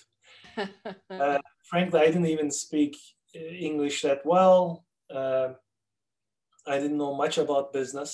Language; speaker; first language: English; non-native, fluent; Turkish